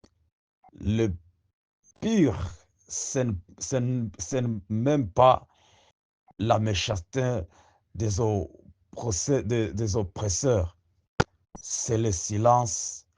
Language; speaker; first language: French; non-native, local second language; Swahili